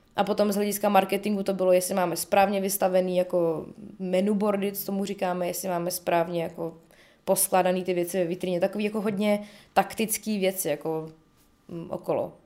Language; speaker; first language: Czech; early bilingual, other home language; Bulgarian